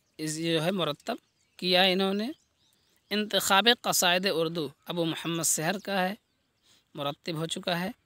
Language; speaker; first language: Urdu; native; Urdu